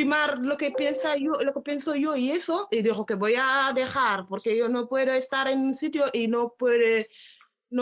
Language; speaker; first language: Spanish; non-native, learner; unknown